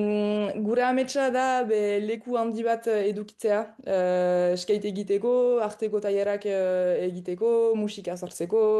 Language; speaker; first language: Basque; non-native, local second language; French